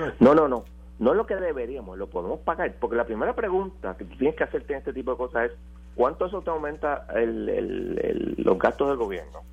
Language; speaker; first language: Spanish; native; Spanish